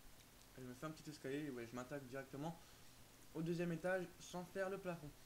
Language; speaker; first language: French; native; French